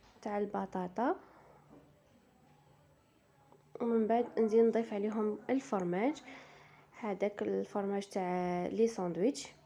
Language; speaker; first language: Arabic; native; Arabic